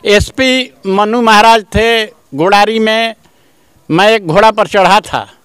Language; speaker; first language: Hindi; native; Hindi